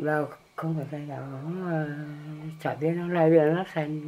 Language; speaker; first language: Vietnamese; non-native, local second language; Hmong